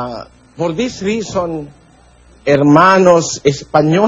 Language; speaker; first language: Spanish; non-native, learner; Filipino